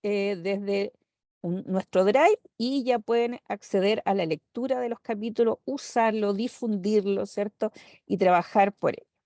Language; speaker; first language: Spanish; native; Spanish